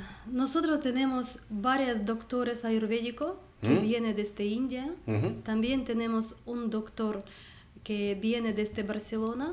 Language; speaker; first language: Spanish; non-native, learner; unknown